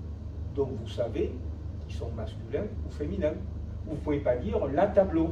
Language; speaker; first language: French; native; French